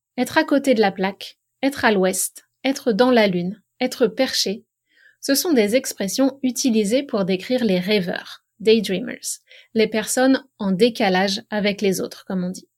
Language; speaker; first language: French; native; French